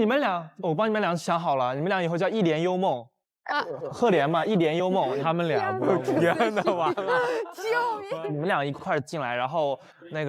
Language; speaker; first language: Chinese; native; Chinese